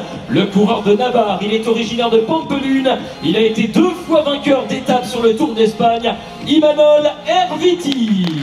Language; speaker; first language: French; native; French